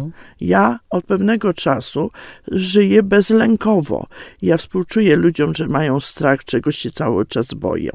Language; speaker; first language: Polish; native; Polish